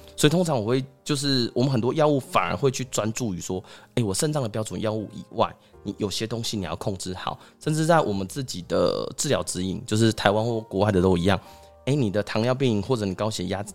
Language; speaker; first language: Chinese; native; Chinese